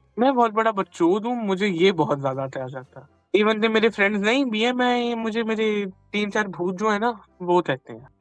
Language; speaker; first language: Urdu; early bilingual, heritage; Hindi